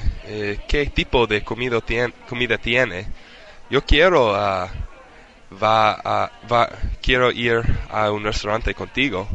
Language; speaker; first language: Spanish; non-native, learner; English